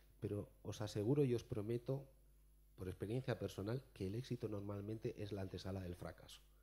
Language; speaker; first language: Spanish; native; Spanish